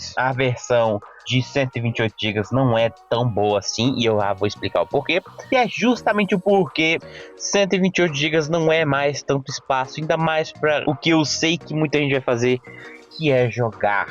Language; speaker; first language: Portuguese; native; Portuguese